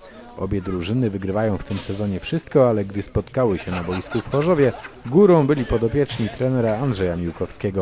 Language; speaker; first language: Polish; native; Polish